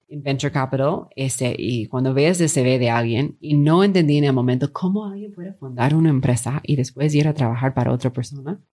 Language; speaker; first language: Spanish; non-native, fluent; English